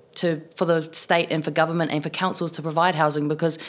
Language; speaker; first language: English; native; English